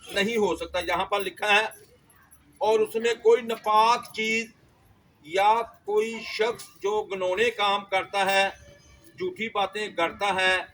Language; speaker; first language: Urdu; non-native, local second language; Punjabi